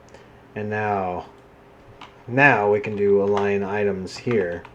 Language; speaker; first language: English; native; English